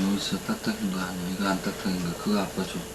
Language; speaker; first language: Korean; native; Korean